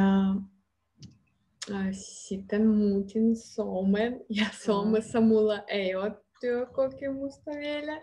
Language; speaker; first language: Finnish; non-native, learner; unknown